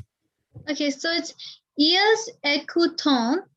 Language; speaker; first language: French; non-native, learner; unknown